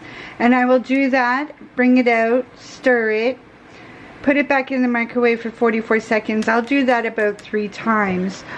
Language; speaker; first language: English; native; English